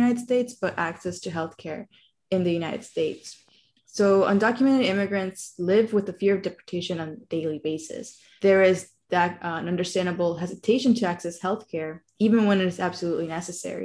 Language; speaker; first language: English; non-native, fluent; Spanish